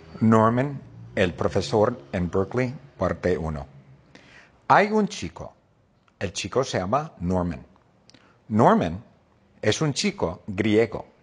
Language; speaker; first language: Spanish; non-native, fluent; English